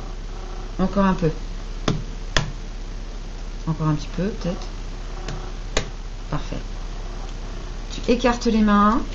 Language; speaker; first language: French; native; French